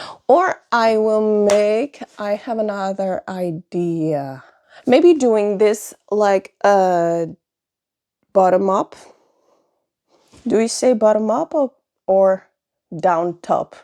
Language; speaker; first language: English; non-native, fluent; French